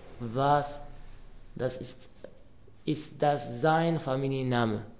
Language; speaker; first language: German; non-native, learner; Arabic